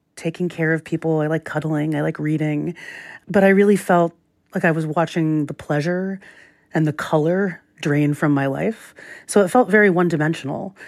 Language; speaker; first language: English; native; English